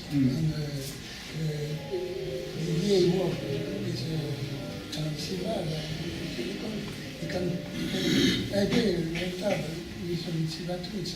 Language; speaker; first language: English; non-native, learner; French